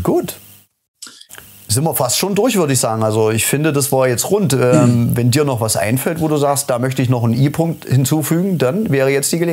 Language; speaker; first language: German; native; German